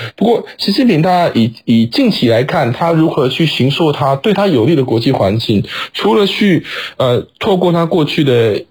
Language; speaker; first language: Chinese; native; Chinese